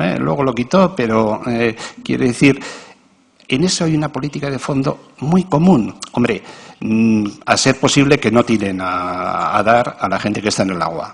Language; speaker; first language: Spanish; native; Spanish